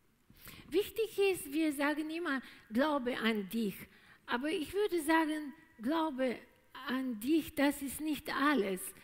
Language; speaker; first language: German; non-native, fluent; Bulgarian